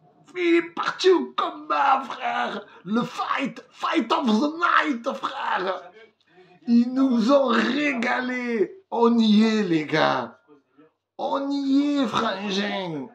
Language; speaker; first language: French; native; French